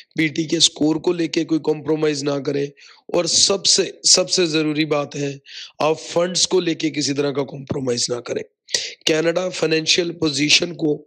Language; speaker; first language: Hindi; non-native, local second language; Punjabi